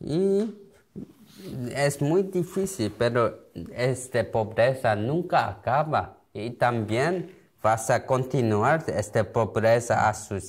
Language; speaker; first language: Spanish; non-native, learner; Korean